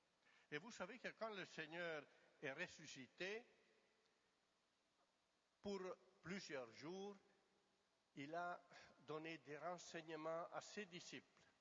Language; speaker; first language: French; non-native, fluent; Italian